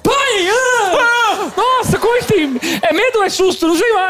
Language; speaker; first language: Portuguese; native; Portuguese